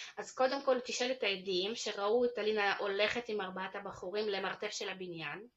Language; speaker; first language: Hebrew; early bilingual, other home language; Russian